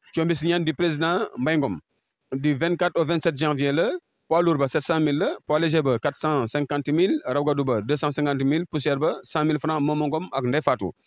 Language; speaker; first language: French; non-native, local second language; Wolof